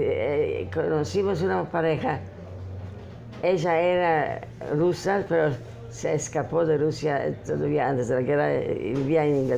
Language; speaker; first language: Spanish; non-native, fluent; Polish